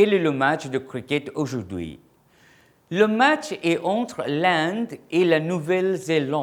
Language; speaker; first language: French; non-native, fluent; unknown